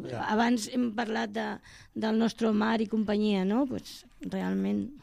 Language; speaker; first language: Catalan; non-native, local second language; Spanish